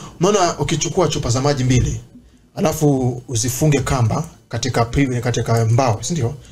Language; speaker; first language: Swahili; non-native, local second language; Luo (Kenya and Tanzania)